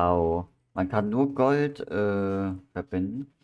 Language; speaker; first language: German; native; German